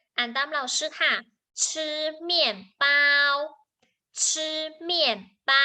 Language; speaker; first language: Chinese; non-native, fluent; Thai